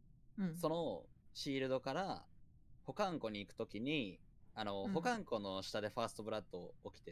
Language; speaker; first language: Japanese; native; Japanese